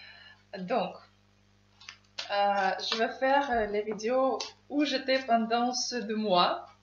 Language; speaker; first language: French; non-native, learner; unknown